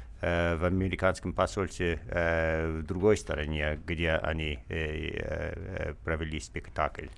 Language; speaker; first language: Russian; non-native, fluent; English